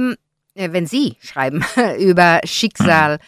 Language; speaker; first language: German; non-native, learner; Italian